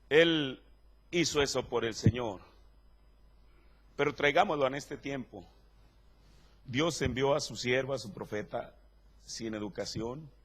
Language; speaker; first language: Spanish; native; Spanish